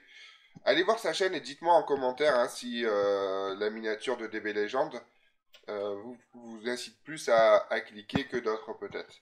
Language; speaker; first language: French; native; French